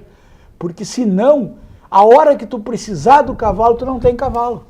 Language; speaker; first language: Portuguese; native; Portuguese